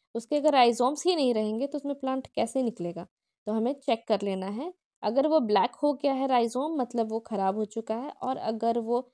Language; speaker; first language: Hindi; non-native, local second language; Odia